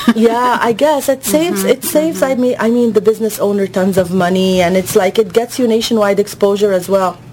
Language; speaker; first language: English; non-native, fluent; Arabic